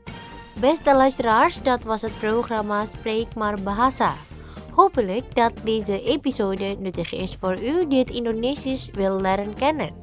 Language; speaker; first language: Dutch; non-native, learner; Indonesian